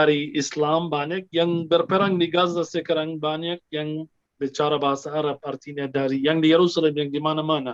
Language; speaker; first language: Indonesian; non-native, fluent; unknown